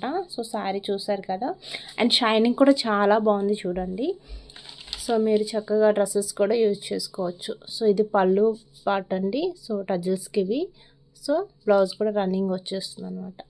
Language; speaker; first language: Telugu; native; Telugu